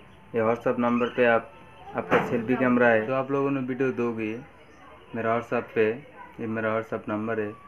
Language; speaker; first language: Hindi; non-native, local second language; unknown